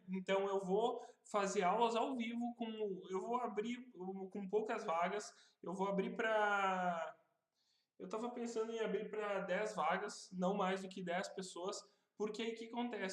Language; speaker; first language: Portuguese; native; Portuguese